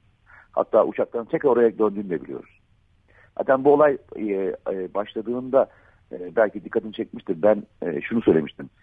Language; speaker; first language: Turkish; native; Turkish